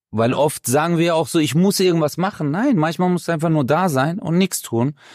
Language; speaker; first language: German; early bilingual, other home language; Turkish